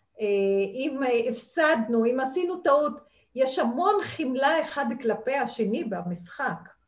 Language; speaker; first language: Hebrew; non-native, local second language; Arabic